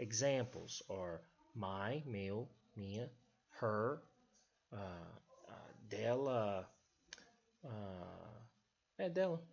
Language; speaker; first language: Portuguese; non-native, fluent; English